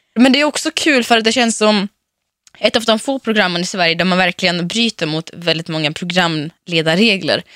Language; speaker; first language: Swedish; early bilingual, other home language; Russian